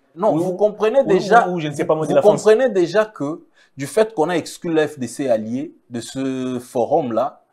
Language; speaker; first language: French; non-native, local second language; Swahili